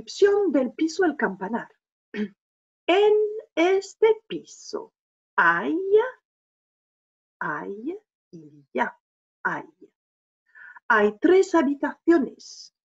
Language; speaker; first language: Spanish; non-native, fluent; French